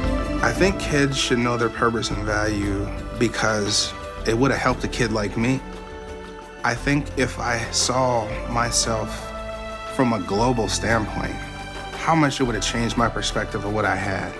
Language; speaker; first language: English; early bilingual, other home language; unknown